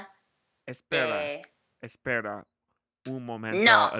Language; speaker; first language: Spanish; non-native, learner; English